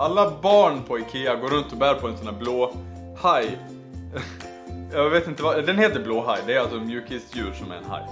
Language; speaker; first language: Swedish; native; Swedish